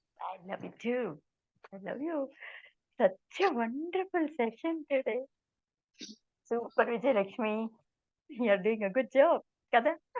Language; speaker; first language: English; non-native, local second language; Telugu